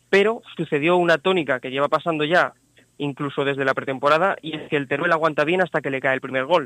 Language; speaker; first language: Spanish; native; Spanish